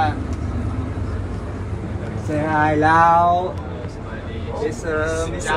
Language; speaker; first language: English; non-native, learner; Vietnamese